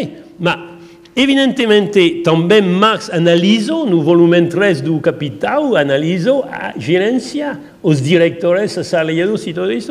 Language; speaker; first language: Portuguese; non-native, learner; French